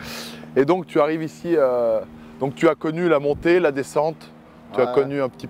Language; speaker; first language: French; native; French